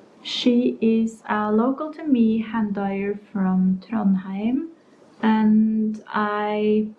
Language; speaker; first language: English; non-native, fluent; Norwegian